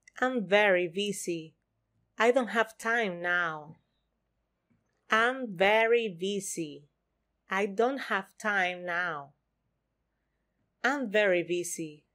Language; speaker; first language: English; non-native, fluent; Spanish